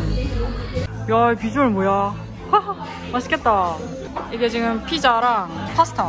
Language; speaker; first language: Korean; native; Korean